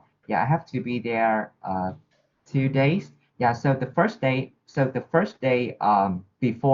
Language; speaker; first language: English; non-native, learner; Vietnamese